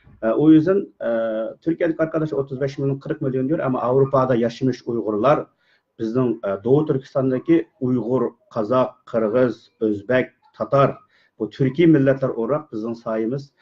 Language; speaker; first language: Turkish; non-native, learner; Uyghur